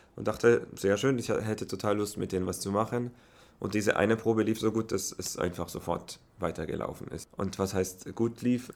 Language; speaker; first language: German; non-native, fluent; Hebrew